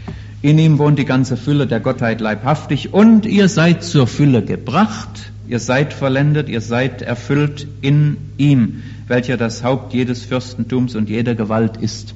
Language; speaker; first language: German; native; German